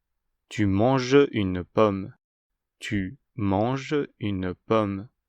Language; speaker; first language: French; non-native, fluent; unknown